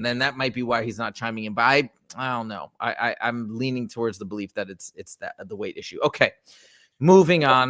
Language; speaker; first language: English; native; English